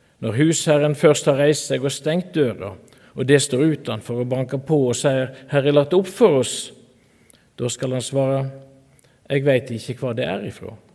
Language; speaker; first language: Norwegian; native; Norwegian